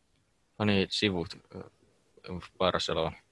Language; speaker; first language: Russian; non-native, learner; Finnish